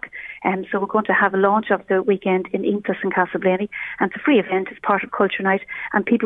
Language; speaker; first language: English; native; English